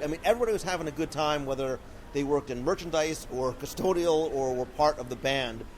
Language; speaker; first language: English; native; English